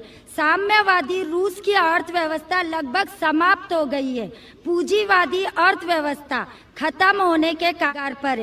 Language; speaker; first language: Hindi; non-native, local second language; Marathi